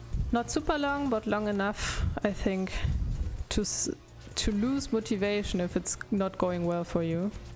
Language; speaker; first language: English; non-native, fluent; German